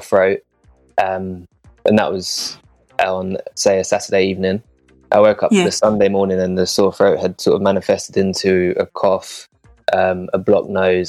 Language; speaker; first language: English; native; English